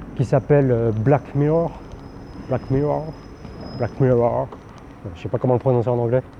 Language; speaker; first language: French; non-native, local second language; Min Nan Chinese